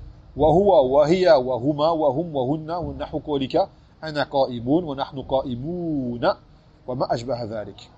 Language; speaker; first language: Arabic; non-native, fluent; French